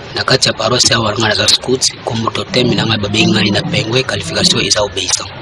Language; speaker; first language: Lingala; non-native, local second language; Kongo